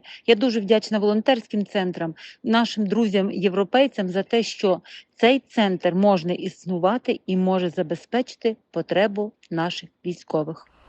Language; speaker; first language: Ukrainian; native; Ukrainian